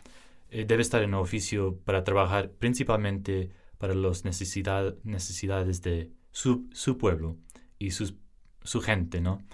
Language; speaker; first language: Spanish; early bilingual, heritage; English